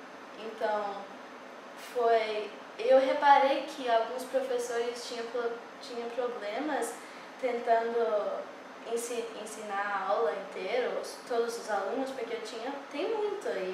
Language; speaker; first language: Portuguese; early bilingual, heritage; English